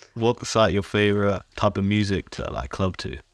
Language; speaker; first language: English; native; English